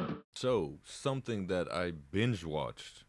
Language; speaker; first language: English; native; English